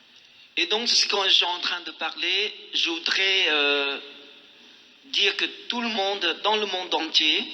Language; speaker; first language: French; non-native, fluent; Khmer